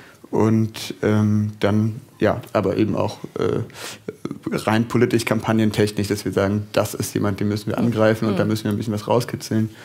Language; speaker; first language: German; native; German